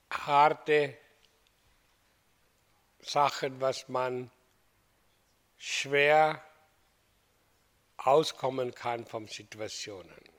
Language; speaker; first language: German; non-native, learner; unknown